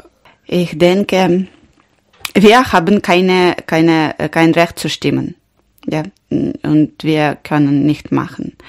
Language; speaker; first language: German; non-native, learner; Ukrainian